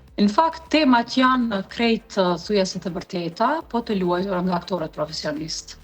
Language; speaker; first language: Albanian; native; Albanian